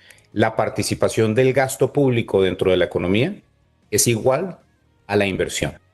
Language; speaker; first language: Spanish; native; Spanish